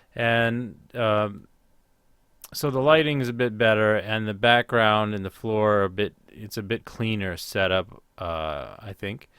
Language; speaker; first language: English; native; English